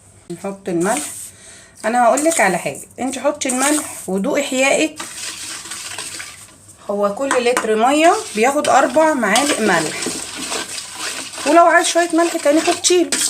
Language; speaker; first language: Arabic; native; Arabic